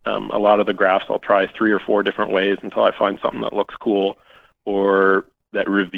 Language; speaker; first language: English; native; English